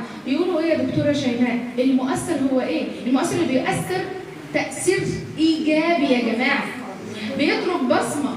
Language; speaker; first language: Arabic; native; Arabic